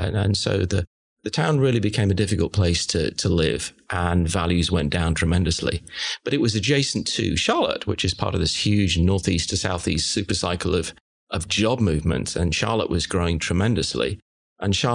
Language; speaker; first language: English; native; English